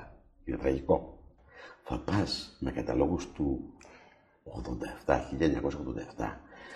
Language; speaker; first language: Greek; native; Greek